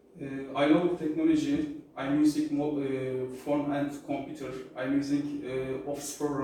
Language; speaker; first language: English; non-native, learner; Turkish